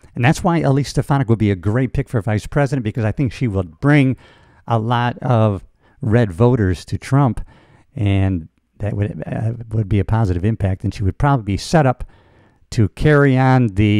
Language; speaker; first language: English; native; English